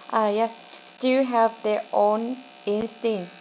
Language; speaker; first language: English; non-native, learner; Vietnamese